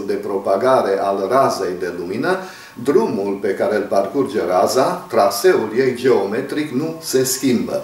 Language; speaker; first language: Romanian; native; Romanian